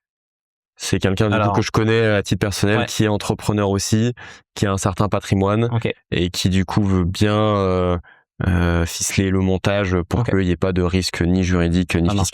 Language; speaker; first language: French; native; French